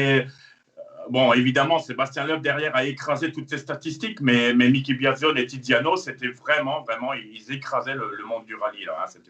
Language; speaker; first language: French; native; French